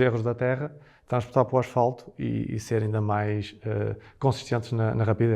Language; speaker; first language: Portuguese; native; Portuguese